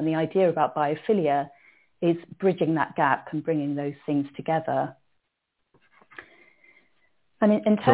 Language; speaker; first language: English; native; English